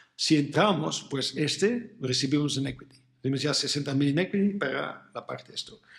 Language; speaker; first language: Spanish; non-native, fluent; French